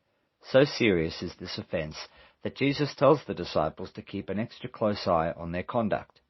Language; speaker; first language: English; native; English